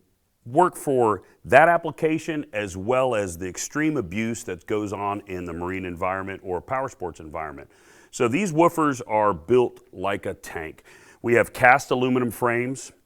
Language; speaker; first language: English; native; English